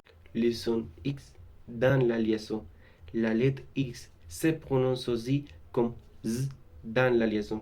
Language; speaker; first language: French; non-native, learner; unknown